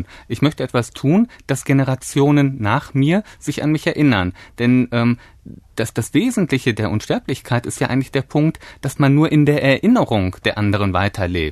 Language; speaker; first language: German; native; German